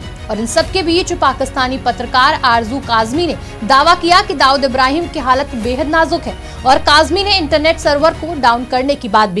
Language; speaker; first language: Hindi; native; Hindi